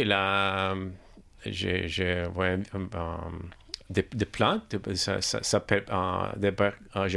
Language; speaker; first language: French; non-native, learner; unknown